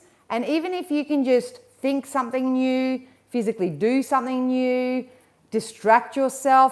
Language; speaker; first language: English; native; English